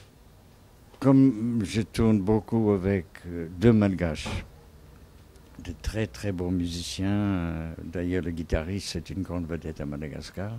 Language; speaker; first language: French; non-native, fluent; English